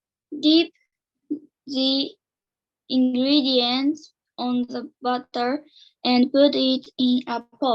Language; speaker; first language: English; non-native, learner; Japanese